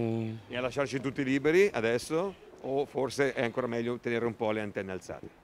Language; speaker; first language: Italian; native; Italian